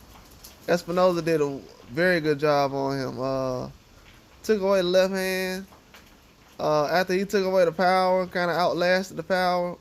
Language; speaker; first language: English; native; English